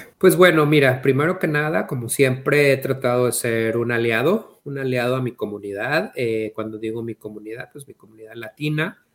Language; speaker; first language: Spanish; native; Spanish